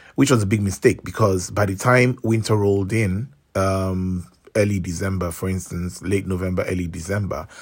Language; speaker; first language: English; non-native, local second language; Yoruba